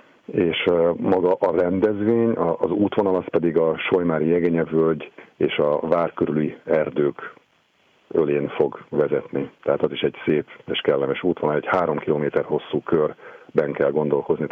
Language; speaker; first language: Hungarian; native; Hungarian